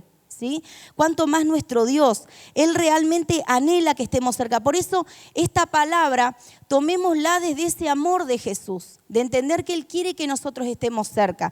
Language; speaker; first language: Spanish; native; Spanish